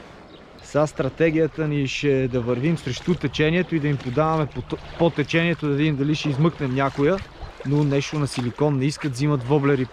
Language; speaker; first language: Bulgarian; native; Bulgarian